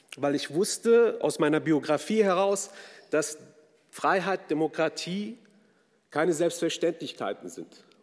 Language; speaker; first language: German; early bilingual, other home language; Kurdish